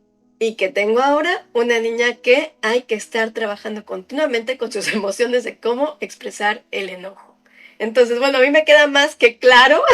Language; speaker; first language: Spanish; native; Spanish